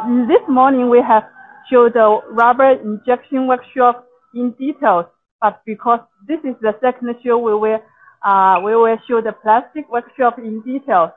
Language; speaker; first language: English; non-native, local second language; Chinese